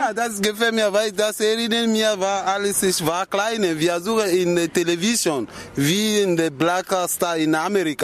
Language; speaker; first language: German; non-native, learner; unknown